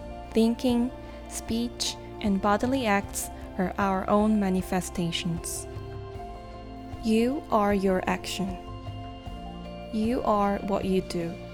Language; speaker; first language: English; non-native, fluent; Korean